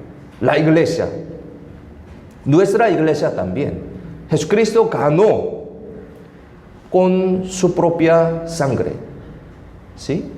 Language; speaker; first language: Spanish; non-native, fluent; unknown